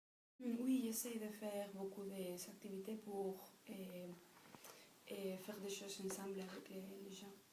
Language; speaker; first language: French; non-native, fluent; Spanish